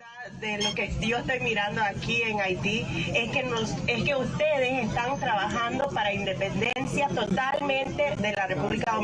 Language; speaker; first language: Spanish; non-native, learner; Haitian Creole